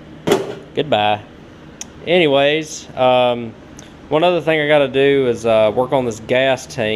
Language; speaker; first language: English; native; English